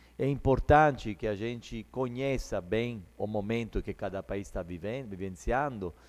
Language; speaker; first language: Portuguese; early bilingual, other home language; Italian